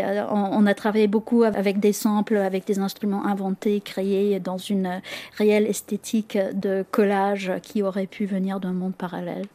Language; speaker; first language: French; non-native, fluent; English